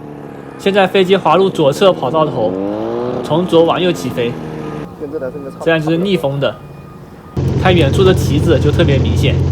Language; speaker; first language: Chinese; native; Chinese